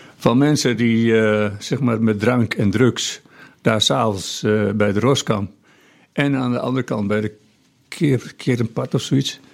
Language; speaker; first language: Dutch; non-native, local second language; Western Frisian